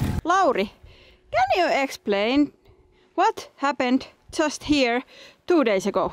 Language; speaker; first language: English; non-native, fluent; Finnish